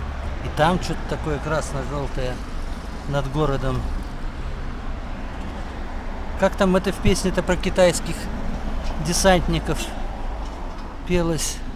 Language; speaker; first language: Russian; native; Russian